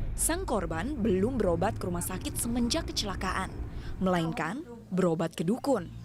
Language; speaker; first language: Indonesian; native; Indonesian